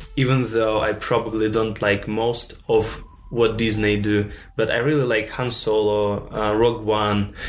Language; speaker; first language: English; non-native, fluent; Russian